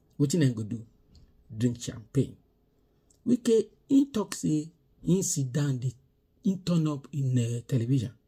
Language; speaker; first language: Nigerian Pidgin; non-native, local second language; Yoruba